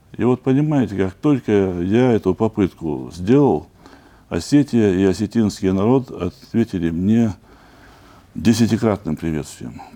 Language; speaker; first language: Russian; non-native, local second language; Chechen